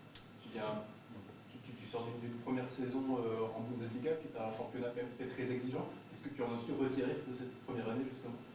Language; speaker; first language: French; native; French